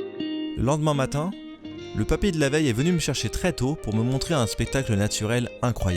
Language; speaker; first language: French; native; French